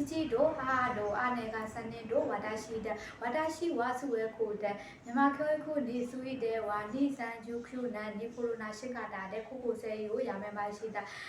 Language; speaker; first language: Japanese; non-native, learner; Burmese